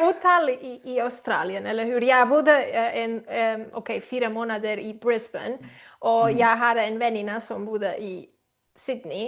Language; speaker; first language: Swedish; non-native, learner; Spanish